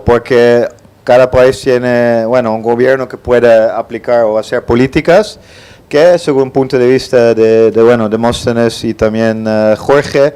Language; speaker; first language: Spanish; non-native, fluent; Dutch